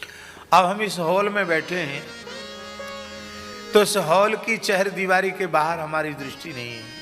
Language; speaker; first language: Hindi; native; Hindi